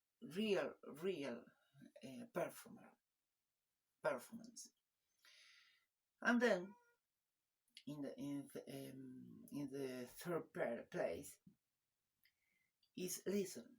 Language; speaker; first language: English; non-native, learner; Spanish